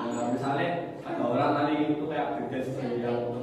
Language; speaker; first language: Indonesian; native; Indonesian